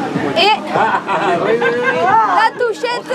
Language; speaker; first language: French; native; French